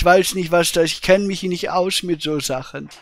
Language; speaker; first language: German; native; German